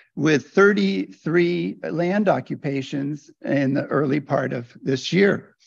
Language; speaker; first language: English; native; English